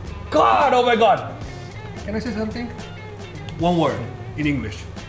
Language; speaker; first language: English; non-native, fluent; Japanese